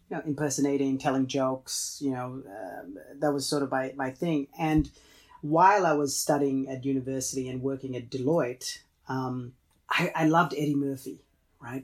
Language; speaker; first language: English; non-native, fluent; Tamil